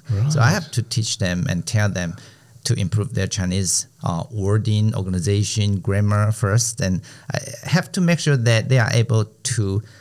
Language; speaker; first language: English; non-native, fluent; Chinese